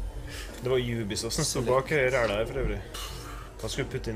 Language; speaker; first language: Norwegian; native; Norwegian